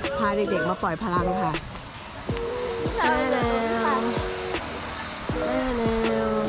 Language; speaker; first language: Thai; native; Thai